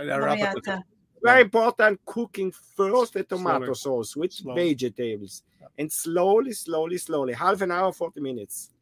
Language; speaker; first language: English; non-native, fluent; German